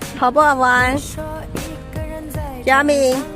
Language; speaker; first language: Chinese; non-native, local second language; Cantonese